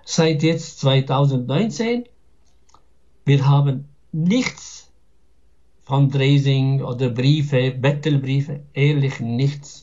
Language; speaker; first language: German; non-native, fluent; Arabic